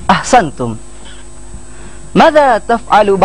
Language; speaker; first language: Arabic; non-native, fluent; Indonesian